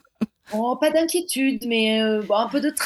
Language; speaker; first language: French; native; French